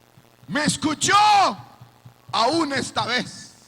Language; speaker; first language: Spanish; native; Spanish